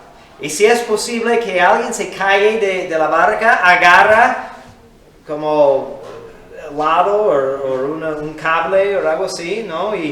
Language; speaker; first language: Spanish; non-native, fluent; English